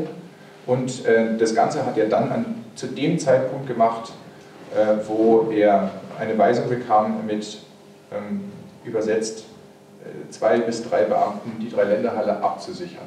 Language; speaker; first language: German; native; German